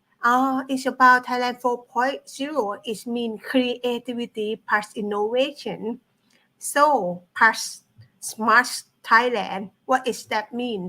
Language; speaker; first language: English; non-native, learner; Thai